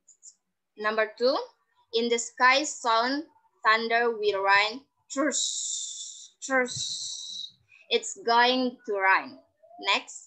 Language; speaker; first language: English; non-native, learner; Indonesian